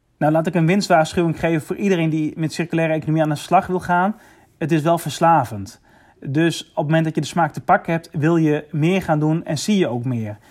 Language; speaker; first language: Dutch; native; Dutch